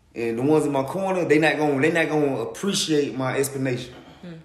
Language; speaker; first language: English; native; English